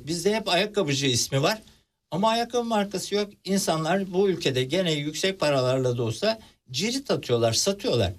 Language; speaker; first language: Turkish; native; Turkish